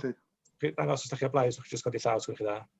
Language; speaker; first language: Welsh; native; Welsh